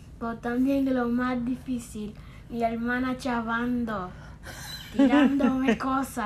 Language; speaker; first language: Spanish; early bilingual, heritage; Spanish